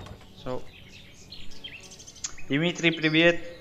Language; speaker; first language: Russian; non-native, learner; Spanish